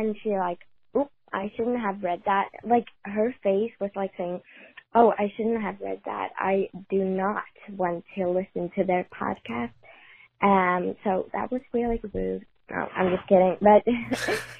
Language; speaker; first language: English; non-native, fluent; Swedish